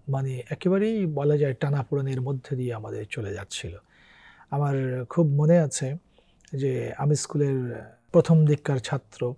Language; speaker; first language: Bangla; native; Bangla